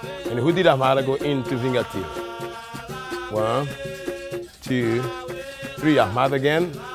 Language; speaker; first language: English; non-native, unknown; Portuguese